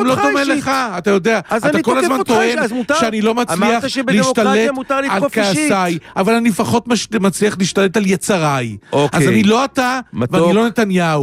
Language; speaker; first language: Hebrew; native; Hebrew